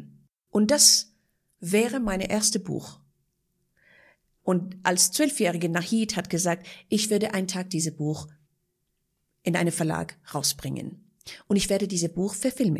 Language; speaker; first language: German; non-native, fluent; Persian